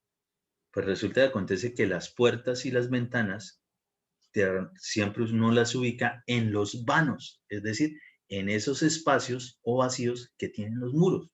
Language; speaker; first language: Spanish; native; Spanish